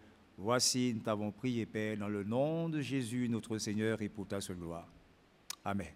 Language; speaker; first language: French; native; French